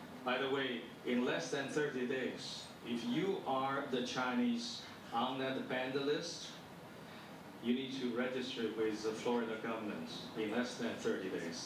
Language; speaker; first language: English; non-native, fluent; Chinese